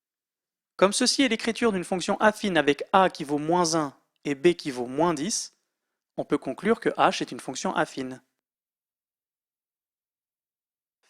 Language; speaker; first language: French; native; French